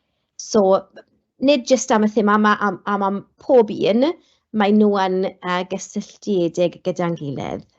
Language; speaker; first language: Welsh; non-native, local second language; English